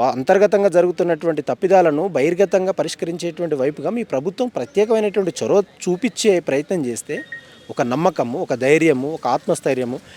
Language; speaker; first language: Telugu; native; Telugu